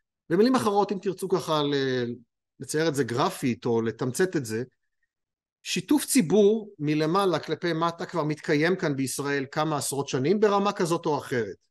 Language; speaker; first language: Hebrew; native; Hebrew